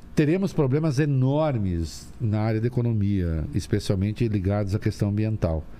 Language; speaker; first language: Portuguese; native; Portuguese